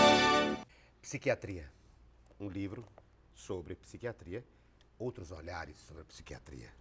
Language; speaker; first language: Portuguese; native; Portuguese